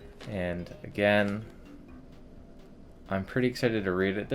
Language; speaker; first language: English; native; English